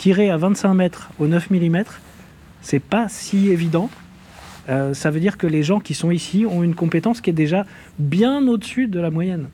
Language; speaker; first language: French; native; French